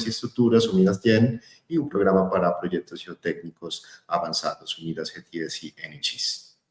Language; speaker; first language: Portuguese; non-native, fluent; Spanish